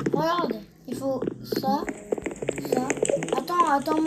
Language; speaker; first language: French; early bilingual, other home language; Portuguese